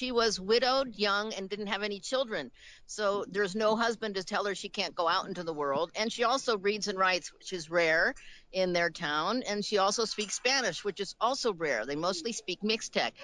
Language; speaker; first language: English; native; English